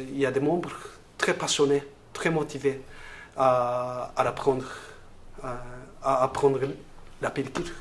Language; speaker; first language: French; non-native, fluent; Japanese